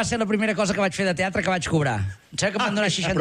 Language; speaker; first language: Catalan; native; Catalan